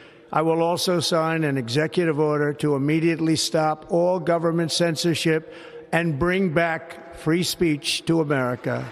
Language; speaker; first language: English; native; English